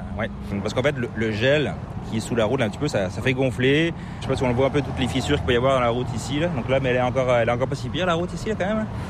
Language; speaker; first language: French; native; French